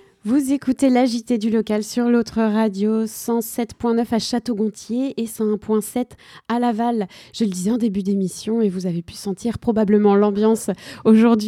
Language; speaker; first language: French; native; French